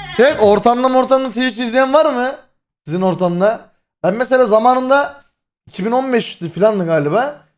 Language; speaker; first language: Turkish; native; Turkish